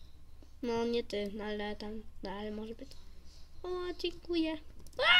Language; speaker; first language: Polish; native; Polish